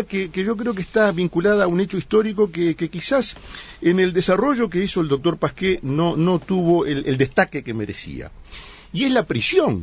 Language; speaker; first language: Spanish; native; Spanish